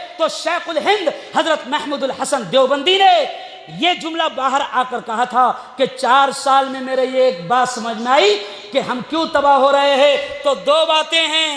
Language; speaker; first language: Urdu; native; Urdu